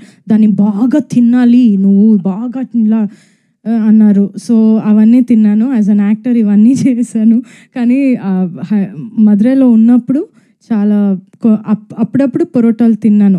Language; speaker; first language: Telugu; non-native, fluent; Tamil